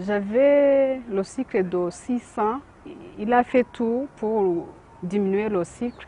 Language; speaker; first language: French; non-native, local second language; Kinyarwanda